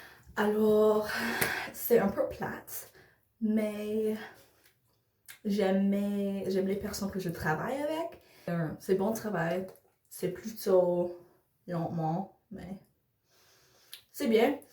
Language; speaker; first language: French; non-native, learner; English